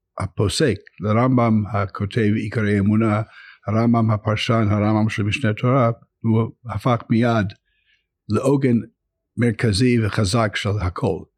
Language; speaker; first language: Hebrew; non-native, fluent; English